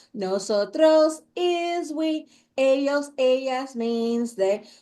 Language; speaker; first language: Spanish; non-native, fluent; English